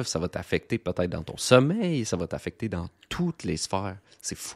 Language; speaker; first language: French; native; French